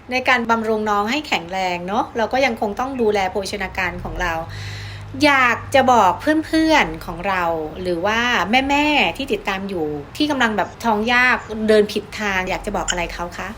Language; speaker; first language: Thai; native; Thai